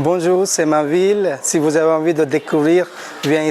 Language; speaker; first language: French; non-native, learner; Hindi